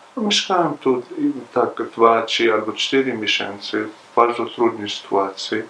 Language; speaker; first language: Polish; non-native, learner; Arabic